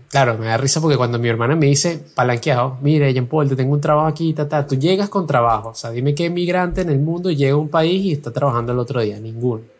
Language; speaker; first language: Spanish; native; Spanish